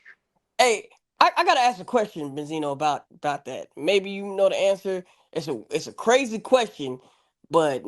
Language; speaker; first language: English; native; English